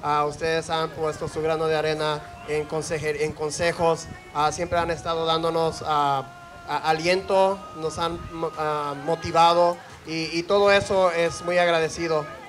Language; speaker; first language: Spanish; native; Spanish